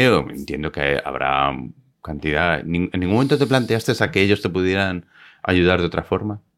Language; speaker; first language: Spanish; native; Spanish